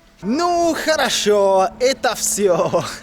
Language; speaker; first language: Russian; non-native, fluent; Italian